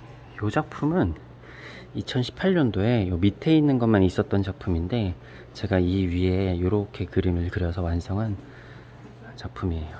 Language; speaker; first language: Korean; native; Korean